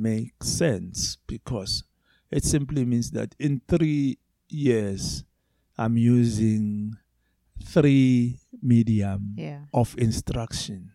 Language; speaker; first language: English; non-native, local second language; Zulu